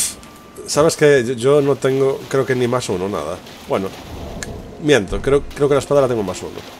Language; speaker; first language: Spanish; native; Spanish